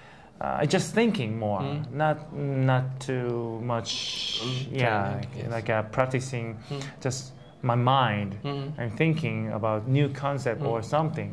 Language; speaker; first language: English; non-native, learner; Korean